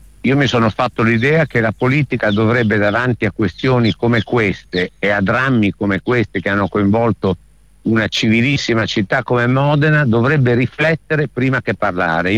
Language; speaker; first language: Italian; native; Italian